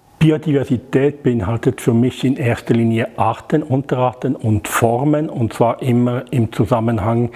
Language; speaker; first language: German; native; German